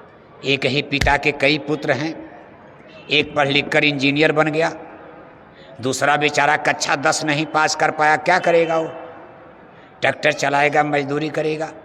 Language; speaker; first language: Hindi; native; Hindi